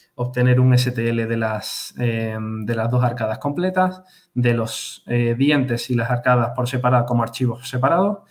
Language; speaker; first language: Spanish; native; Spanish